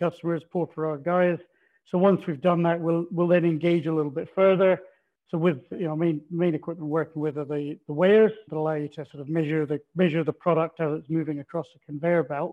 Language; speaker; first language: English; native; English